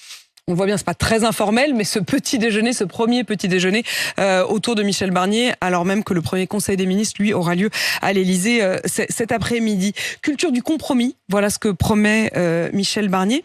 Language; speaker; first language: French; native; French